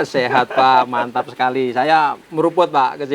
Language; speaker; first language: Indonesian; native; Indonesian